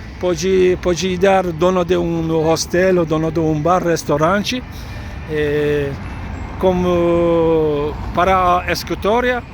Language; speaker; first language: Portuguese; non-native, learner; Turkish